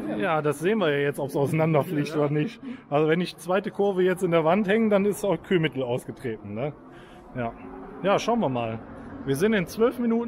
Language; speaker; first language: German; native; German